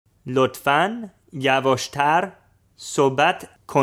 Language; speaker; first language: Persian; non-native, learner; English